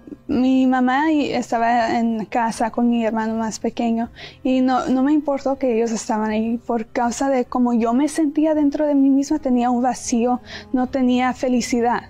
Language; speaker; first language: Spanish; early bilingual, heritage; Spanish